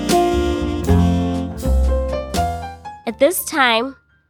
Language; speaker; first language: English; non-native, local second language; Xhosa